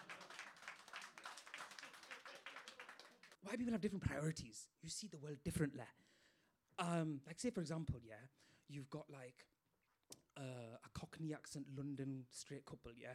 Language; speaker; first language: English; native; English